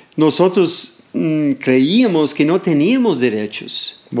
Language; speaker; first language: Spanish; non-native, fluent; English